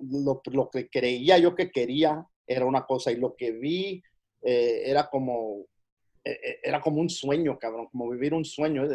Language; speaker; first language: Spanish; early bilingual, heritage; Spanish